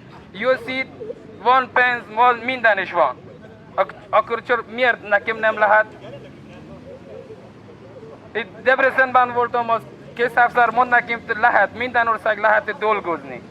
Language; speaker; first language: Hungarian; non-native, learner; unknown